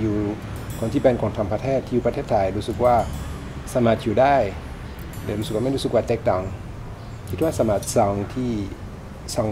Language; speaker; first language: Thai; non-native, learner; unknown